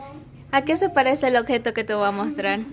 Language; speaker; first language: Spanish; native; Spanish